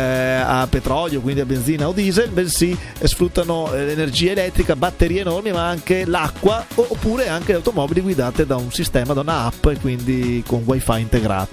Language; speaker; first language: Italian; native; Italian